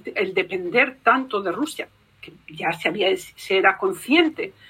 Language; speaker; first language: Spanish; native; Spanish